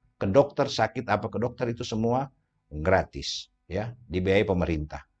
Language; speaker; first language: Indonesian; native; Indonesian